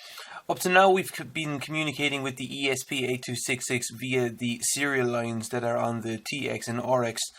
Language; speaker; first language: English; native; English